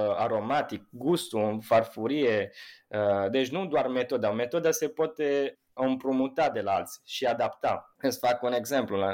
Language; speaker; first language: Romanian; non-native, fluent; Italian